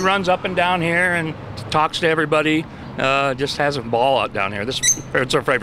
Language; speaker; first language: English; native; English